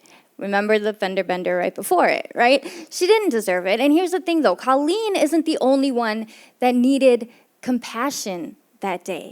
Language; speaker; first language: English; native; English